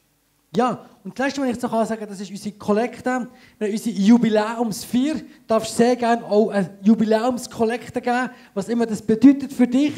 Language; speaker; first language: German; native; German